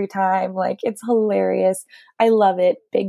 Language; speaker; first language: English; native; English